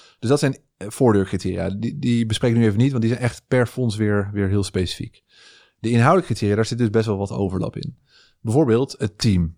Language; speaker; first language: Dutch; native; Dutch